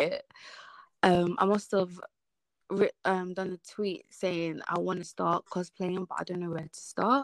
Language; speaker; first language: English; native; English